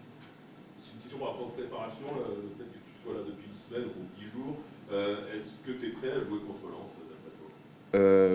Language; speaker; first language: French; native; French